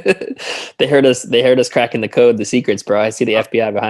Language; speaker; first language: English; native; English